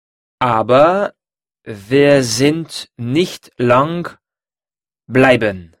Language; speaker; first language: German; non-native, learner; French